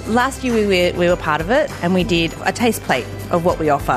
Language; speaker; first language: English; native; English